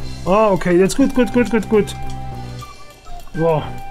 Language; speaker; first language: English; non-native, learner; German